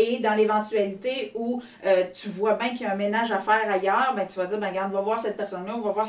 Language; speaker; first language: French; native; French